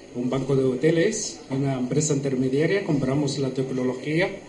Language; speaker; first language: Spanish; non-native, fluent; Arabic